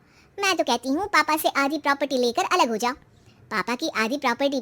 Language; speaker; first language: Hindi; native; Hindi